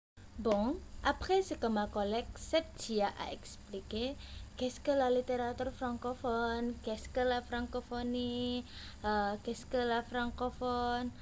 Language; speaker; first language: French; non-native, learner; Indonesian